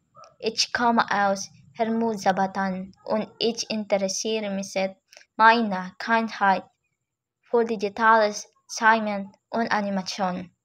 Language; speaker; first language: German; non-native, learner; Filipino